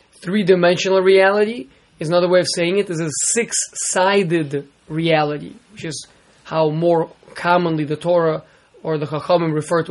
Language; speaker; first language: English; native; English